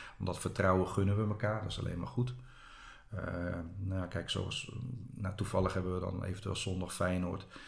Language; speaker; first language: Dutch; native; Dutch